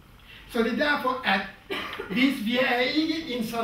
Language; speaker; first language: Danish; non-native, fluent; Kurdish